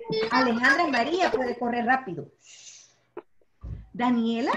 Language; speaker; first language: Spanish; native; Spanish